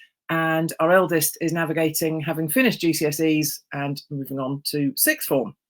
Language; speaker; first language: English; native; English